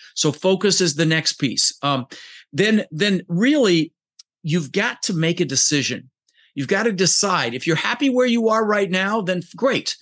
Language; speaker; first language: English; early bilingual, other home language; Dutch